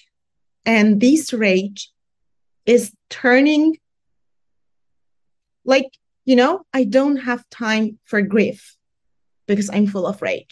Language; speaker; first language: English; non-native, fluent; Persian